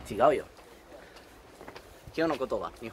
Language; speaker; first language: Japanese; non-native, learner; Spanish